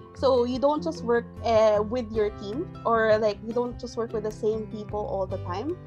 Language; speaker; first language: English; non-native, local second language; Filipino